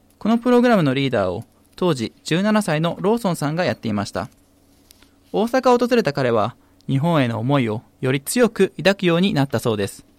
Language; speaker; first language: Japanese; native; Japanese